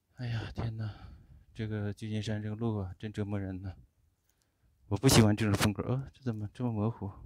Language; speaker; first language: Chinese; native; Chinese